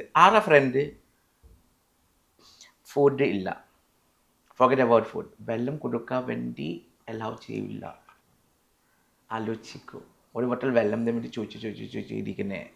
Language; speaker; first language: Malayalam; non-native, fluent; Assamese